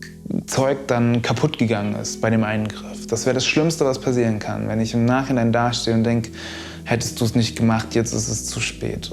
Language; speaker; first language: German; native; German